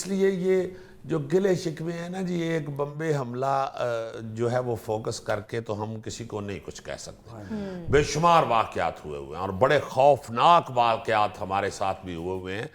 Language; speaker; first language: Urdu; native; Urdu